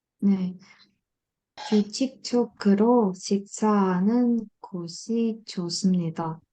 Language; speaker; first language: Korean; non-native, learner; Indonesian